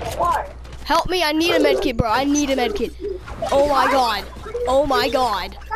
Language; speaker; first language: English; native; English